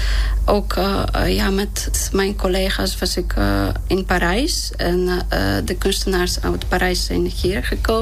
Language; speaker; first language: Dutch; non-native, fluent; Polish